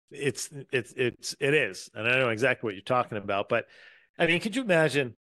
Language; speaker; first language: English; native; English